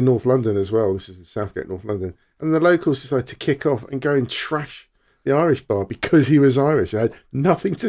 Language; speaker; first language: English; native; English